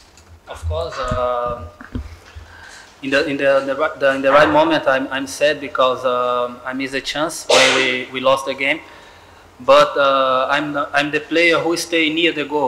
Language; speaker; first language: English; non-native, learner; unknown